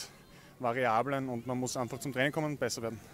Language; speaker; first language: German; native; German